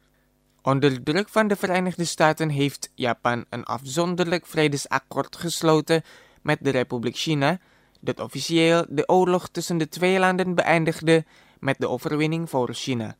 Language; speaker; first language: Dutch; non-native, fluent; Indonesian